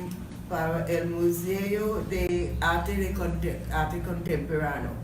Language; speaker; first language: Spanish; non-native, fluent; English